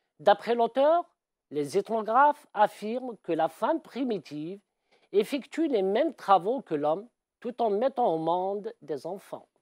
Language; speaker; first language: French; non-native, local second language; Arabic